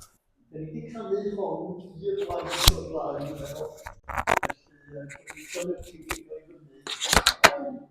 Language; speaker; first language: Welsh; native; Welsh